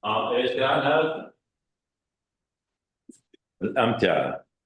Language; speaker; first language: Arabic; native; Arabic